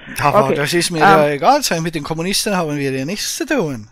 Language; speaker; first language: German; native; German